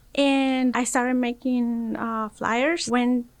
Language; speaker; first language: English; early bilingual, other home language; Spanish